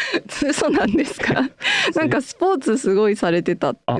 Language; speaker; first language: Japanese; native; Japanese